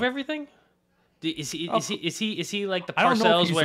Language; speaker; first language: English; native; English